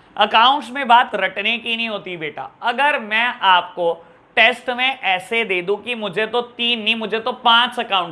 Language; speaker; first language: Hindi; native; Hindi